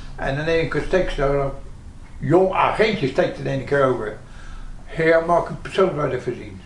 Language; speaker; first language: Dutch; native; Dutch